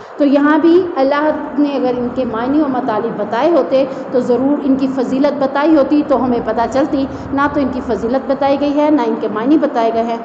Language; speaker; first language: Urdu; non-native, local second language; Saraiki